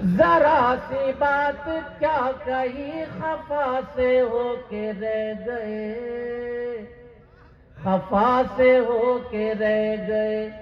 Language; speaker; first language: Urdu; native; Urdu